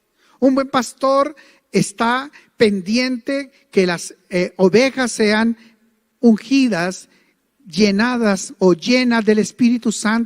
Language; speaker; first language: Spanish; native; Spanish